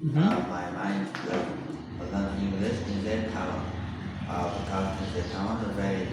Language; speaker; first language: English; non-native, learner; Tajik